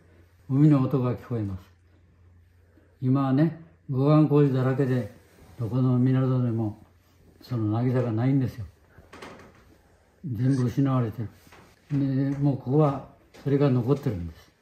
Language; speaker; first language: Japanese; native; Japanese